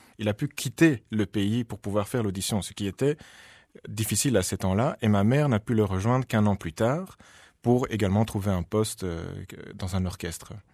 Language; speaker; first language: French; early bilingual, other home language; Polish